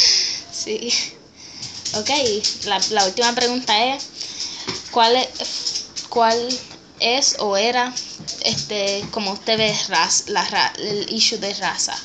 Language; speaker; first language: Spanish; early bilingual, heritage; Spanish